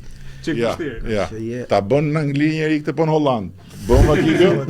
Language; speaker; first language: Albanian; native; Albanian